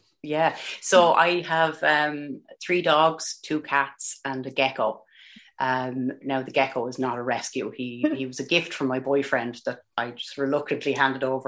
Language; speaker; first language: English; native; English